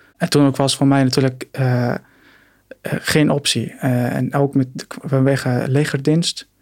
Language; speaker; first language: Dutch; non-native, fluent; Arabic